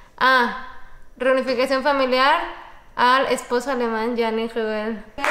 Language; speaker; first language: Spanish; native; Spanish